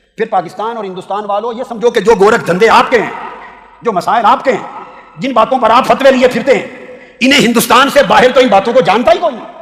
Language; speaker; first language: Urdu; native; Urdu